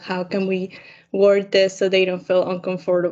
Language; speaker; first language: English; non-native, fluent; Spanish